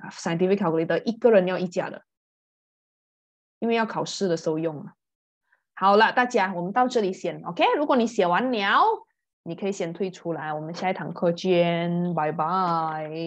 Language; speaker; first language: Chinese; native; Chinese